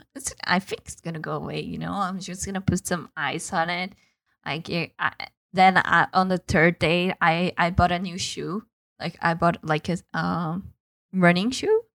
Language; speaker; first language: English; non-native, fluent; Portuguese